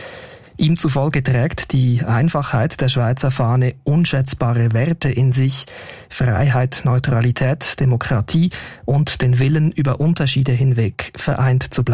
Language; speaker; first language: German; native; German